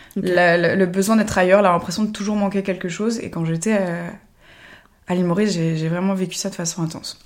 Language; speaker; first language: French; native; French